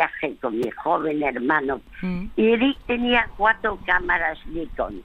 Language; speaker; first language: Spanish; early bilingual, other home language; French